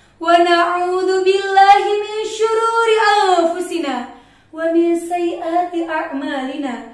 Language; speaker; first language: Arabic; non-native, learner; Indonesian